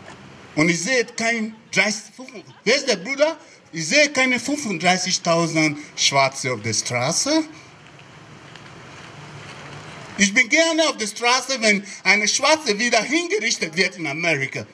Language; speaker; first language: German; non-native, fluent; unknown